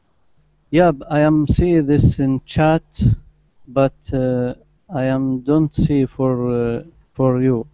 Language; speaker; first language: English; non-native, learner; Arabic